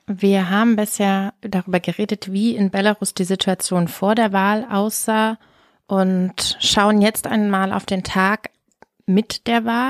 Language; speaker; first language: German; native; German